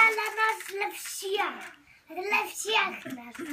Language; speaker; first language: Russian; early bilingual, heritage; English